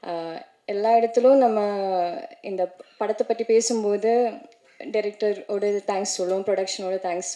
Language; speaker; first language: Tamil; non-native, learner; Malayalam